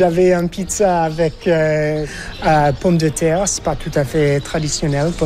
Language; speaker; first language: French; non-native, fluent; English